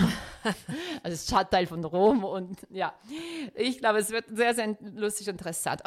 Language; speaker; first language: German; non-native, fluent; Italian